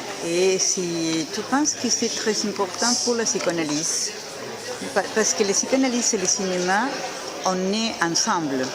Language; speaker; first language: French; non-native, fluent; Spanish